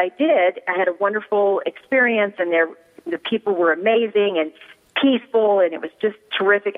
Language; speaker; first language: English; native; English